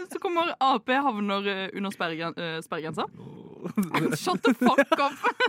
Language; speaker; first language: Norwegian; native; Norwegian